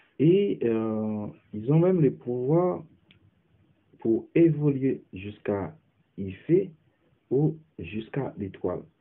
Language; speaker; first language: French; non-native, local second language; Haitian Creole